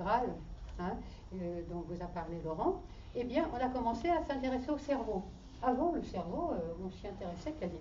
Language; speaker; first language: French; native; French